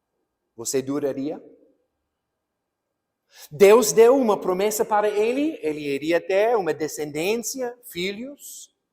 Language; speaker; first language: Portuguese; non-native, fluent; English